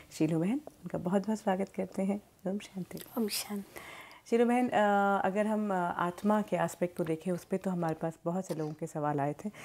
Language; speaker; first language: Hindi; native; Hindi